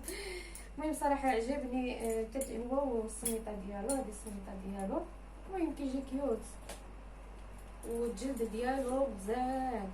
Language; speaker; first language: Arabic; native; Arabic